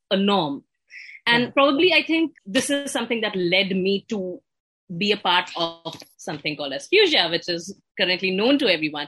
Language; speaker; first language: English; non-native, local second language; Hindi